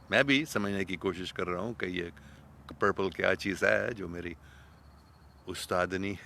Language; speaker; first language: Urdu; non-native, fluent; English